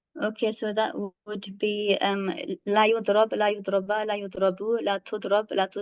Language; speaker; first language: Arabic; non-native, learner; English